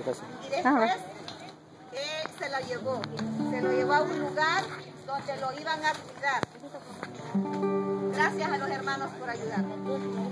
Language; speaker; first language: Spanish; native; Spanish